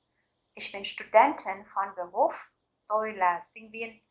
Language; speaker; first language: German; non-native, fluent; Vietnamese